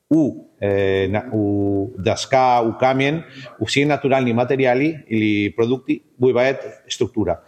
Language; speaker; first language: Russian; non-native, fluent; Spanish